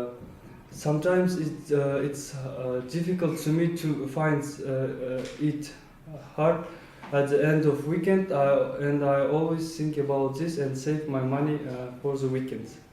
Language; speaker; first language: English; non-native, learner; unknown